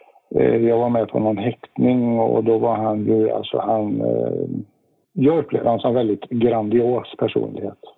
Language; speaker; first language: Swedish; native; Swedish